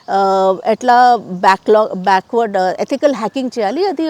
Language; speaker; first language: Telugu; non-native, local second language; Hindi